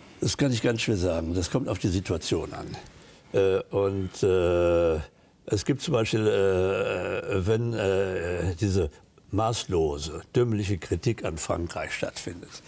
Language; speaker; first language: German; native; German